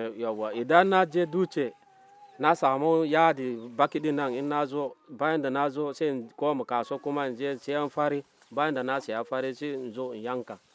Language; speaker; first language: Hausa; non-native, local second language; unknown